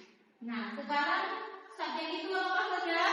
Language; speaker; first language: Indonesian; native; Indonesian